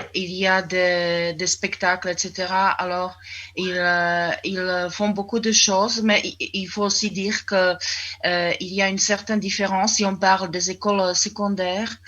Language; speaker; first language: French; non-native, fluent; Czech